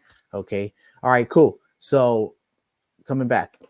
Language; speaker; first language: English; native; English